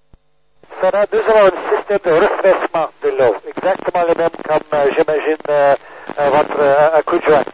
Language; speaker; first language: French; non-native, learner; English